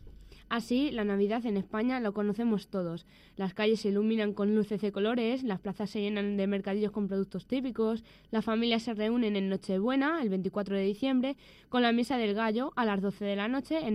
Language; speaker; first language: Spanish; native; Spanish